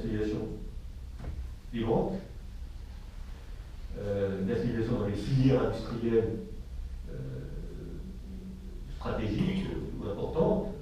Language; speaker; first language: French; native; French